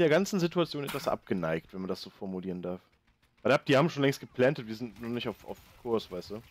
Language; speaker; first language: German; native; German